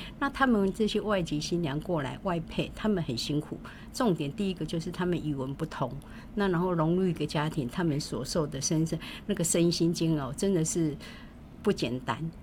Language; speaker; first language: Chinese; native; Chinese